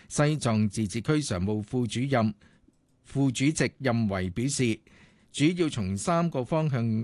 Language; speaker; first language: Cantonese; native; Cantonese